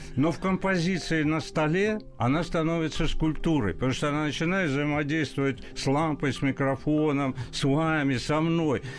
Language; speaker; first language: Russian; native; Russian